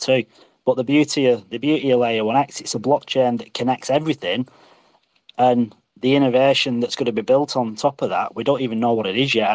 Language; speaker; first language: English; native; English